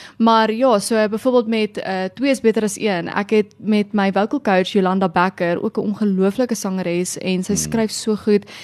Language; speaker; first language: Afrikaans; native; Afrikaans